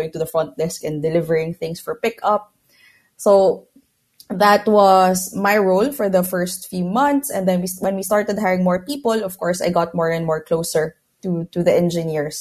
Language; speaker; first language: English; non-native, local second language; Filipino